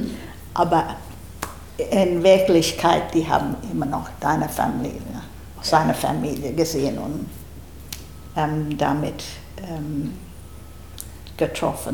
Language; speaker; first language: German; early bilingual, heritage; German